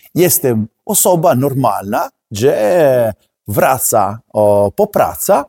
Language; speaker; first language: Polish; non-native, learner; Italian